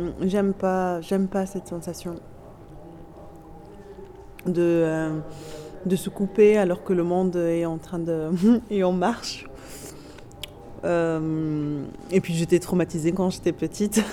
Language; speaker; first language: French; non-native, local second language; Arabic